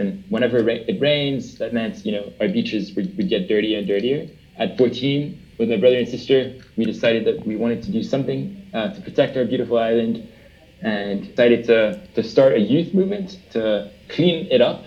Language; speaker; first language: English; early bilingual, other home language; French